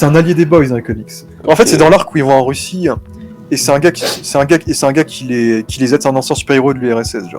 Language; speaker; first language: French; native; French